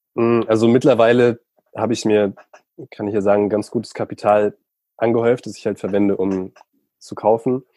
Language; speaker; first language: German; native; German